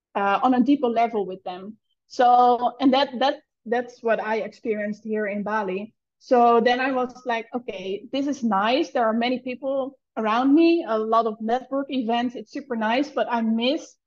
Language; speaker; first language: English; non-native, fluent; Dutch